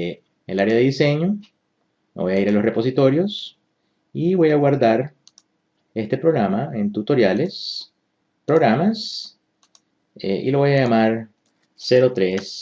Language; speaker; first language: Spanish; native; Spanish